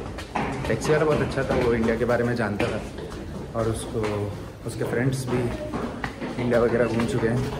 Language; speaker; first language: Hindi; native; Hindi